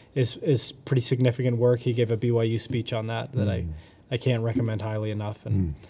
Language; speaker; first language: English; native; English